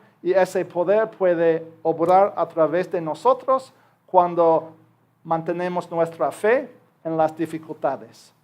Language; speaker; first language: Spanish; non-native, fluent; English